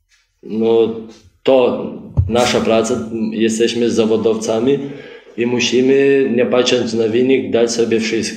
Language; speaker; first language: Polish; non-native, fluent; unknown